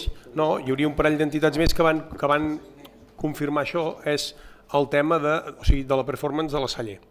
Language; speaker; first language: Catalan; native; Catalan